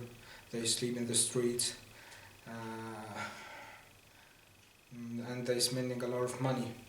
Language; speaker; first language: English; non-native, learner; Arabic